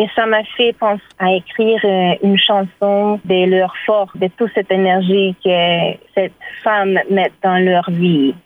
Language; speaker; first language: French; non-native, fluent; Hungarian